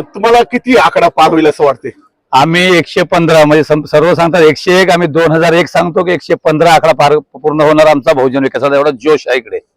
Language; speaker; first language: Marathi; native; Marathi